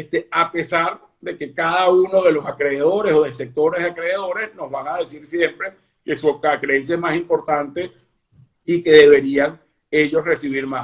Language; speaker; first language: Spanish; native; Spanish